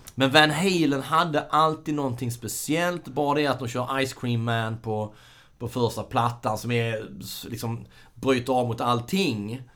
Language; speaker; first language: Swedish; native; Swedish